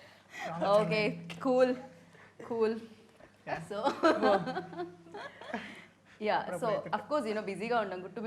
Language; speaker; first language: Telugu; native; Telugu